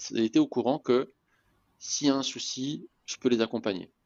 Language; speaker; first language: French; native; French